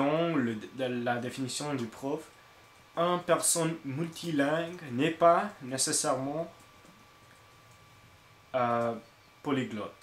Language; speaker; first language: French; non-native, learner; English